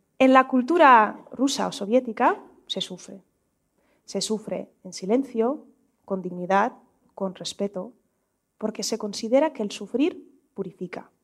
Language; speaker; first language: Spanish; non-native, fluent; Russian